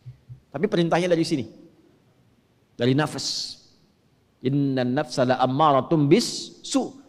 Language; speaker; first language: Indonesian; native; Indonesian